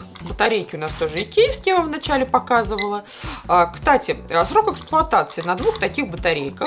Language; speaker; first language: Russian; native; Russian